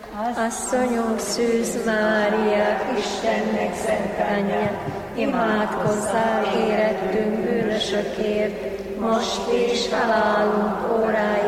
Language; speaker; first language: Hungarian; native; Hungarian